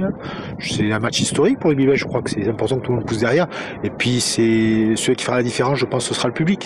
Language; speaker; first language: French; native; French